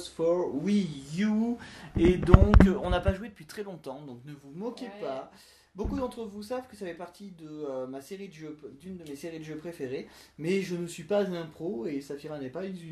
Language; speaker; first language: French; native; French